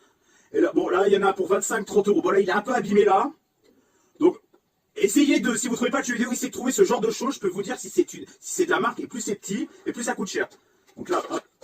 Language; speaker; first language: French; native; French